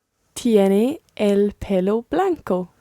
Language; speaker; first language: Spanish; non-native, learner; English